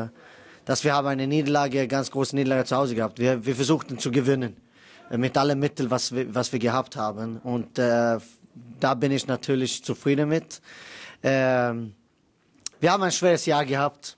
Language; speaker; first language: German; non-native, fluent; Swedish